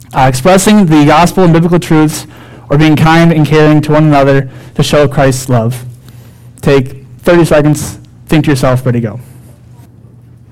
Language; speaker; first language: English; native; English